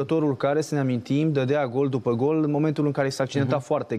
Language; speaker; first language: Romanian; native; Romanian